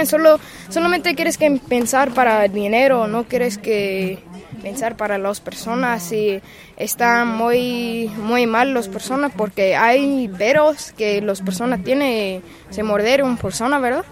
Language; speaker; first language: Spanish; non-native, learner; English